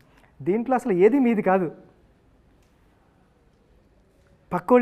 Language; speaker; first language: Telugu; native; Telugu